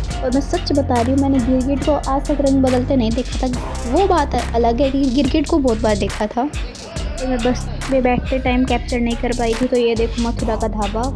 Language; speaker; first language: Hindi; native; Hindi